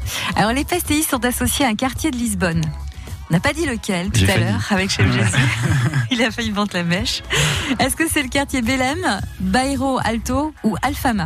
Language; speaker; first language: French; native; French